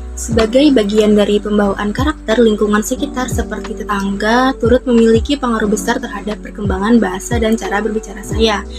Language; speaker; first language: Indonesian; native; Indonesian